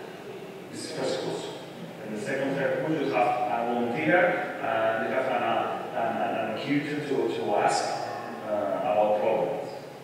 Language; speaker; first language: English; non-native, fluent; Spanish